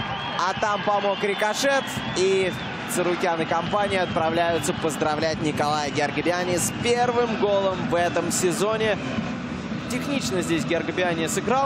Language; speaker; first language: Russian; native; Russian